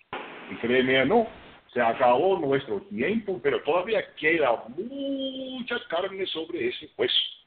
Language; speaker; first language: Spanish; non-native, fluent; English